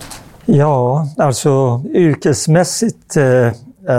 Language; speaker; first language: Swedish; non-native, fluent; Persian